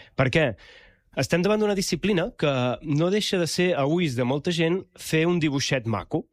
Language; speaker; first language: Catalan; native; Catalan